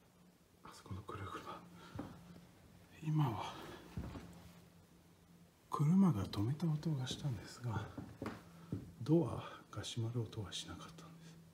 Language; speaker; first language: Japanese; non-native, fluent; French